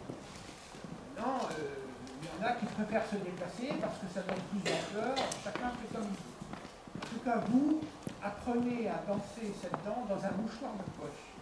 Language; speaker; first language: French; native; French